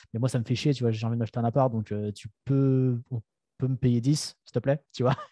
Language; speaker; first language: French; native; French